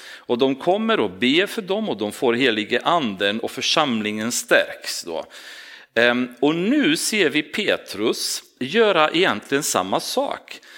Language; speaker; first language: Swedish; non-native, fluent; Romanian